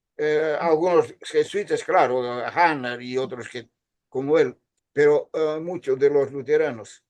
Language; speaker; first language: Spanish; non-native, fluent; Portuguese